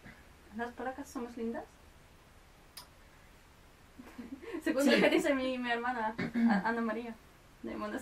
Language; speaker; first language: Spanish; non-native, fluent; Polish